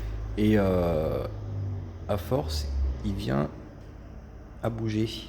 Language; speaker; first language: French; native; French